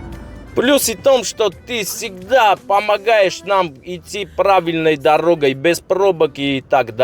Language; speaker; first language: Russian; non-native, learner; Armenian